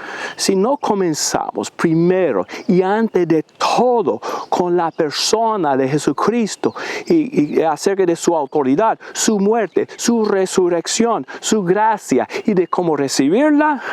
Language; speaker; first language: Spanish; non-native, fluent; English